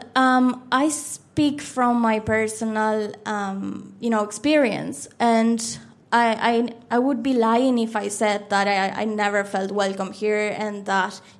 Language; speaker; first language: English; non-native, fluent; Spanish